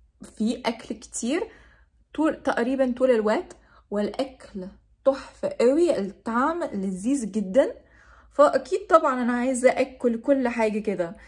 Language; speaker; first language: Arabic; non-native, learner; English